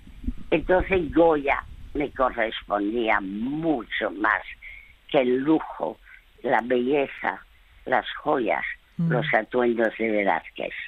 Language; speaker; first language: Spanish; early bilingual, other home language; French